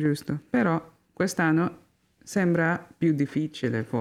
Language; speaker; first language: Italian; non-native, fluent; Filipino